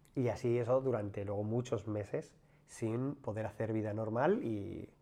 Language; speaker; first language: Spanish; native; Spanish